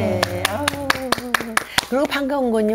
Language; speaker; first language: Korean; native; Korean